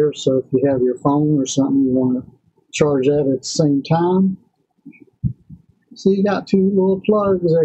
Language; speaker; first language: English; native; English